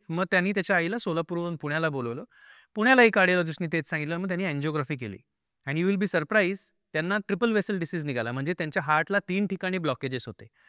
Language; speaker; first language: Marathi; native; Marathi